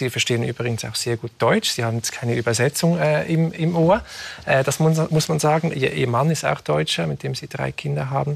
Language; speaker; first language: German; native; German